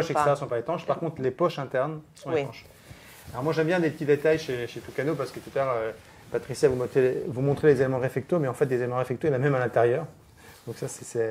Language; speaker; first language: French; native; French